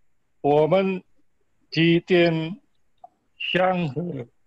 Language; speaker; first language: Chinese; non-native, learner; Indonesian